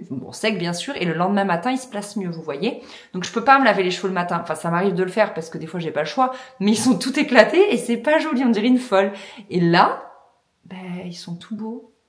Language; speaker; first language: French; native; French